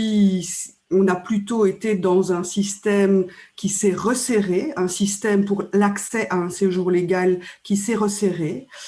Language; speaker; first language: French; native; French